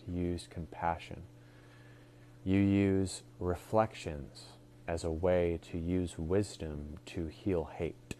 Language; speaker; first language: English; native; English